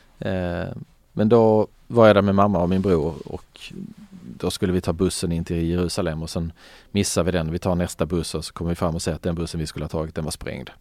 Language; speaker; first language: Swedish; early bilingual, other home language; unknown